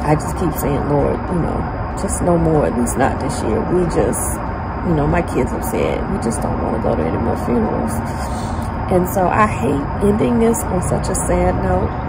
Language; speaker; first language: English; native; English